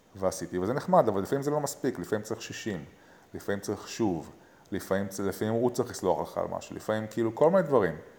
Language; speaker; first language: Hebrew; native; Hebrew